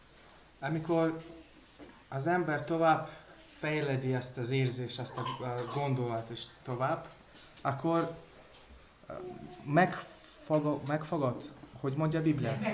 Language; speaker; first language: Hungarian; non-native, learner; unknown